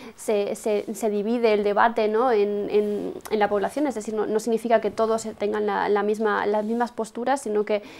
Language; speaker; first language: Spanish; native; Spanish